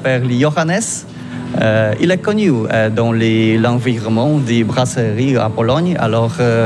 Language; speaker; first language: French; non-native, learner; Polish